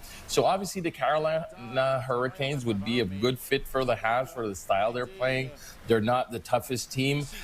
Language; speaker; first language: English; non-native, local second language; French